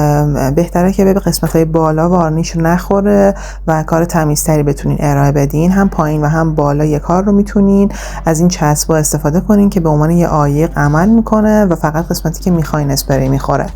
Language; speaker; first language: Persian; native; Persian